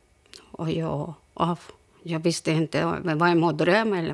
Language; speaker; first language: Swedish; non-native, learner; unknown